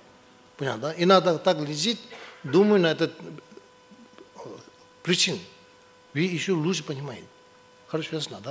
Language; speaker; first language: Russian; non-native, learner; Tibetan